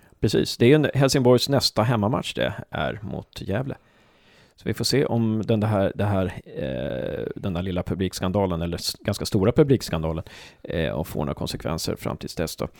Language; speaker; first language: Swedish; native; Swedish